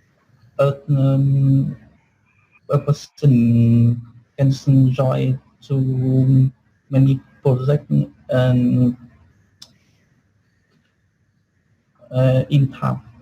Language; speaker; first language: English; non-native, learner; Vietnamese